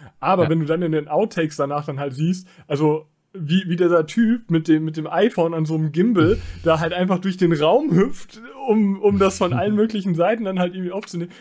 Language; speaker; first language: German; native; German